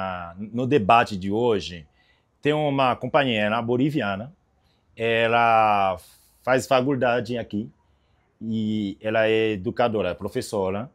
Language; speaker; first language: Portuguese; non-native, learner; Haitian Creole